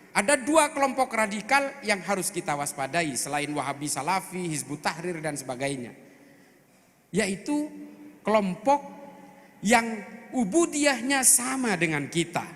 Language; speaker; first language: Indonesian; non-native, local second language; Madurese